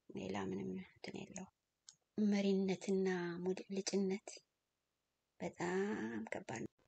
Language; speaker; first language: Amharic; native; Amharic